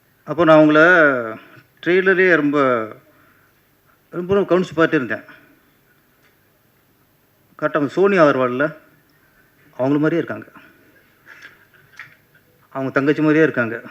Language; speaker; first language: Tamil; native; Tamil